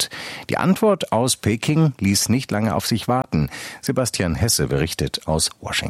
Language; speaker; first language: German; native; German